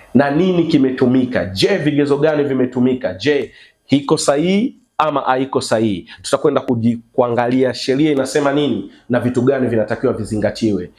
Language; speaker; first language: Swahili; native; Swahili